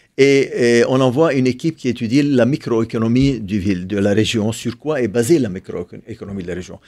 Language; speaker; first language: French; non-native, local second language; Arabic